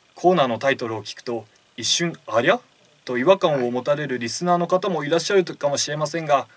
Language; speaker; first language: Japanese; native; Japanese